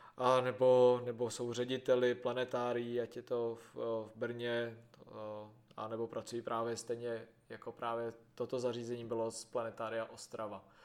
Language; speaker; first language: Czech; native; Czech